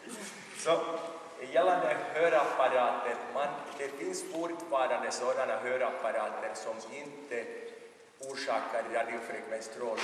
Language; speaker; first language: Swedish; non-native, local second language; Finnish